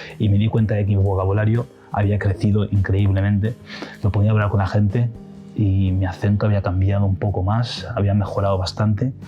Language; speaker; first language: Spanish; native; Spanish